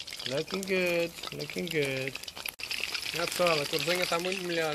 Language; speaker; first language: English; non-native, fluent; Portuguese